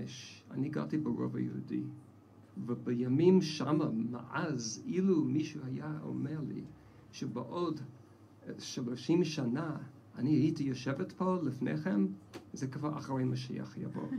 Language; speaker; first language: Hebrew; non-native, fluent; English